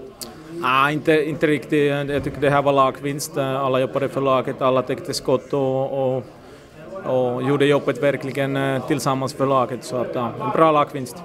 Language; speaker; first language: Swedish; non-native, fluent; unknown